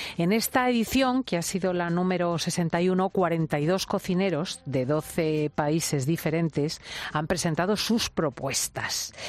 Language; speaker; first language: Spanish; native; Spanish